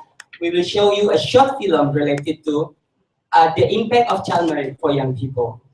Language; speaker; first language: English; non-native, learner; Indonesian